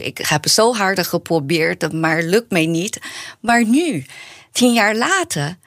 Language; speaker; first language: Dutch; non-native, learner; Chinese